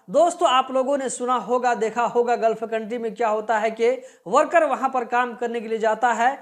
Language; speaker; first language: Hindi; native; Hindi